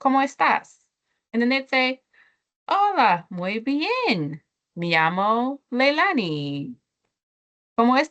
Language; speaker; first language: Spanish; non-native, learner; English